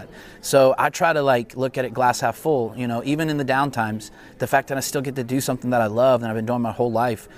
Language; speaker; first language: English; native; English